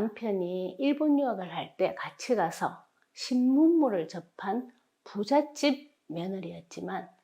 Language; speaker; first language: Korean; native; Korean